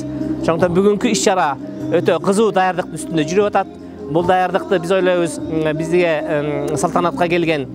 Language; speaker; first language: Kyrgyz; native; Kyrgyz